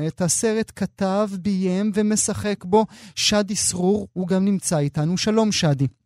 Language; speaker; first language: Hebrew; native; Hebrew